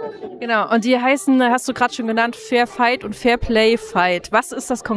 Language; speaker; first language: German; native; German